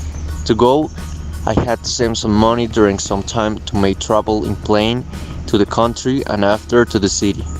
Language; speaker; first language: English; non-native, learner; Spanish